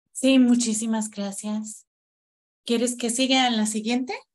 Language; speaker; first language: Spanish; non-native, fluent; English